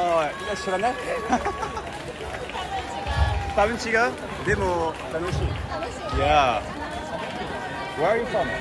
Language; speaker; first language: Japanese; non-native, fluent; French